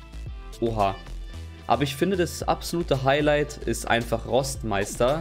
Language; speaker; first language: German; native; German